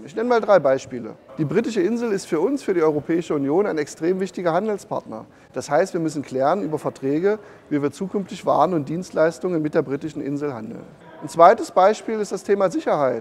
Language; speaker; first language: German; native; German